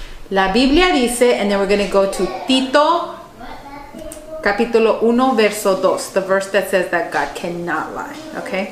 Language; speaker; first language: English; native; English